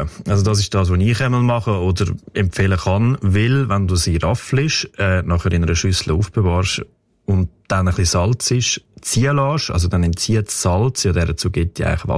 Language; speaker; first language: German; native; German